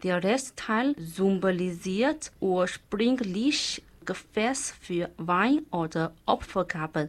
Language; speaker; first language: German; non-native, learner; Chinese